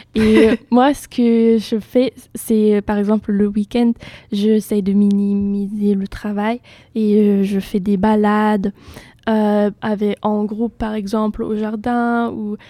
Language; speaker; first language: French; non-native, fluent; German